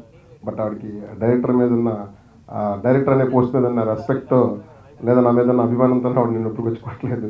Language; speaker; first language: Telugu; native; Telugu